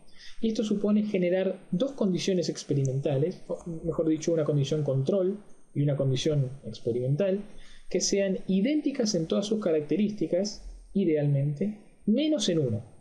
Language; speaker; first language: Spanish; native; Spanish